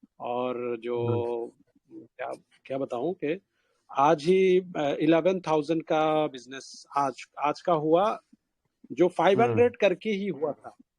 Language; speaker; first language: Hindi; native; Hindi